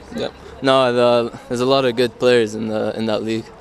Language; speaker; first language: English; native; English